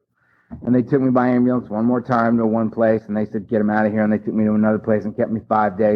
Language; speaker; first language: English; native; English